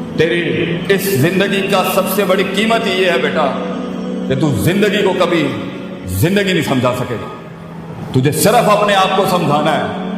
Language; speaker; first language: Urdu; non-native, local second language; Punjabi